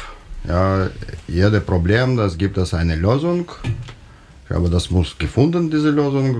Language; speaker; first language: German; non-native, learner; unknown